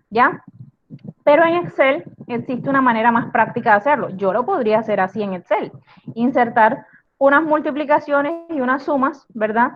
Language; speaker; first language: Spanish; native; Spanish